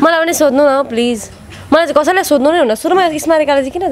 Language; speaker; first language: Nepali; native; Nepali